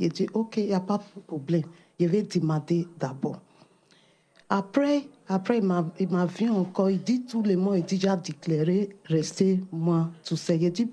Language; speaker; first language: French; non-native, learner; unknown